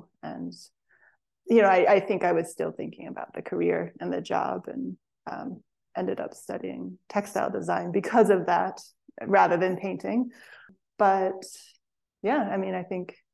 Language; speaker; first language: English; native; English